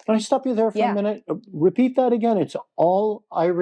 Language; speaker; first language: English; native; English